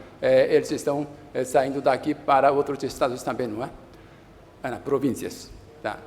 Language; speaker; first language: Portuguese; non-native, fluent; Japanese